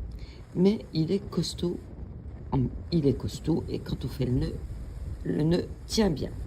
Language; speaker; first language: French; native; French